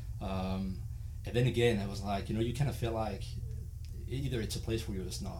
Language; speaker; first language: English; non-native, fluent; French